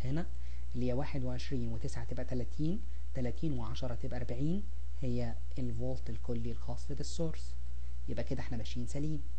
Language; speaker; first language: Arabic; native; Arabic